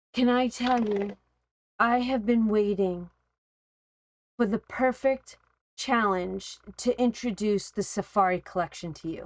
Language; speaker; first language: English; native; English